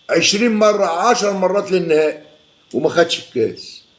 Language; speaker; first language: Arabic; native; Arabic